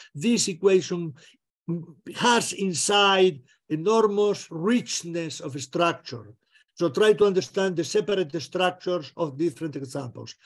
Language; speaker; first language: English; non-native, fluent; Spanish